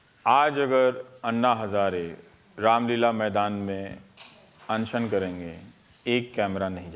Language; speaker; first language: Hindi; native; Hindi